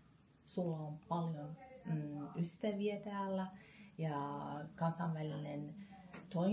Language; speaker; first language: Finnish; non-native, learner; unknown